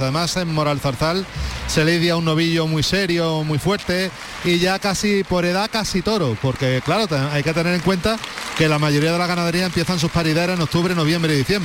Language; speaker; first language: Spanish; native; Spanish